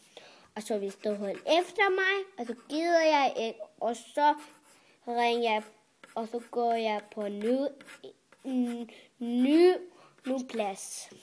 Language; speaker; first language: Danish; early bilingual, other home language; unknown